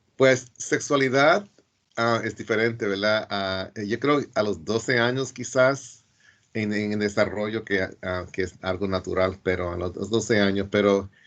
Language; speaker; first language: Spanish; early bilingual, heritage; Spanish